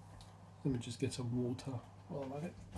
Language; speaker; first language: English; native; English